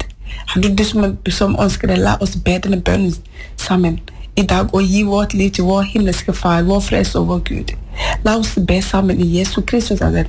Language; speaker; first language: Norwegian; non-native, fluent; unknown